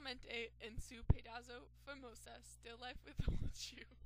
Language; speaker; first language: Spanish; non-native, learner; English